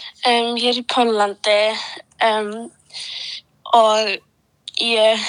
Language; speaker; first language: Icelandic; early bilingual, other home language; Polish